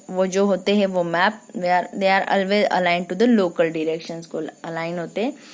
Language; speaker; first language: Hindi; non-native, local second language; Marathi